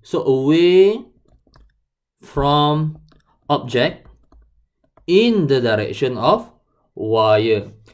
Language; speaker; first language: English; non-native, local second language; Malay